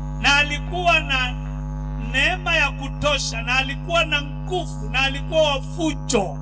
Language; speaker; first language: Swahili; non-native, local second language; Kamba